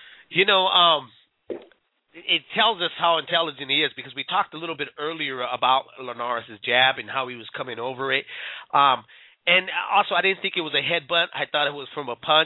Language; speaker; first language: English; early bilingual, other home language; Spanish